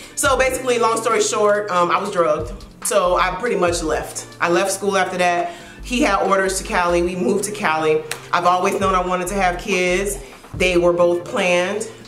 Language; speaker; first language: English; native; English